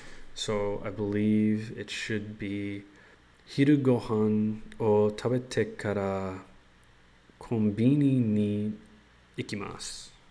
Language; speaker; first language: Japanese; non-native, learner; English